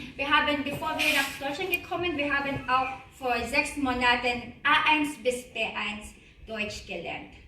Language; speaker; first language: German; non-native, learner; Filipino